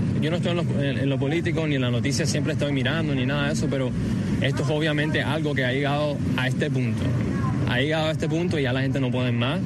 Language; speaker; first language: Spanish; early bilingual, heritage; Spanish